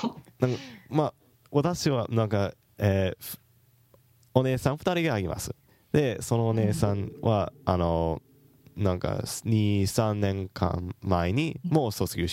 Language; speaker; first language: Japanese; non-native, fluent; English